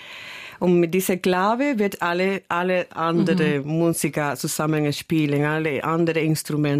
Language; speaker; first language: German; non-native, learner; Spanish